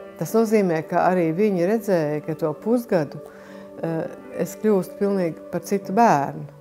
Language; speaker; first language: Latvian; native; Latvian